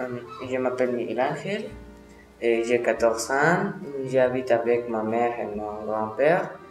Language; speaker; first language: French; non-native, learner; Spanish